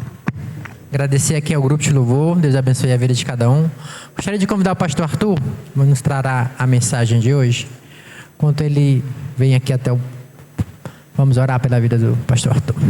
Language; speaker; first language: Portuguese; native; Portuguese